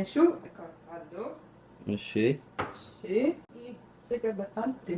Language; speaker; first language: Amharic; non-native, learner; Arabic